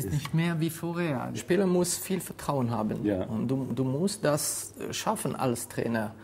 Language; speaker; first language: German; non-native, fluent; French